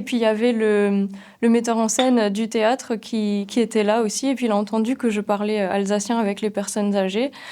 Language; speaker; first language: French; non-native, local second language; Swiss German